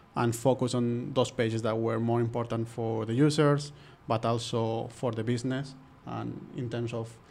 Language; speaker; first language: English; non-native, fluent; Spanish